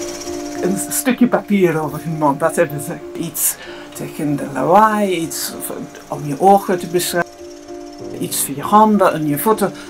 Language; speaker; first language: Dutch; non-native, local second language; French